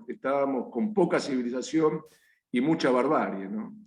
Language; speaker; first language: Spanish; native; Spanish